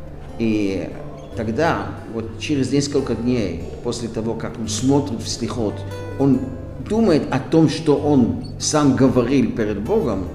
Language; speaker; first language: Russian; non-native, fluent; Hebrew